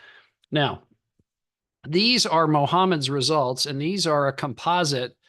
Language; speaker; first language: English; native; English